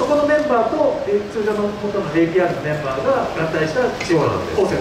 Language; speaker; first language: Japanese; native; Japanese